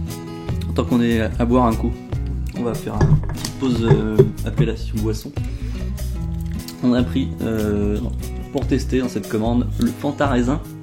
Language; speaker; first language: French; native; French